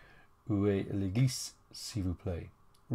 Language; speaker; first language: French; non-native, fluent; English